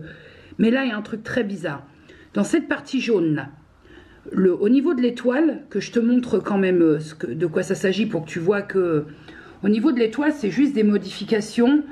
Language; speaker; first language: French; native; French